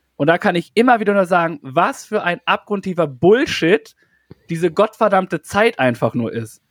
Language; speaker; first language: German; native; German